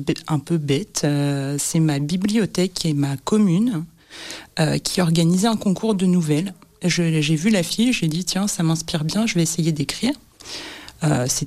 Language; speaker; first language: French; native; French